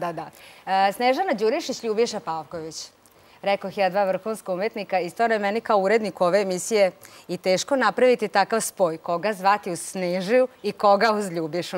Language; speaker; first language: Serbian; native; Serbian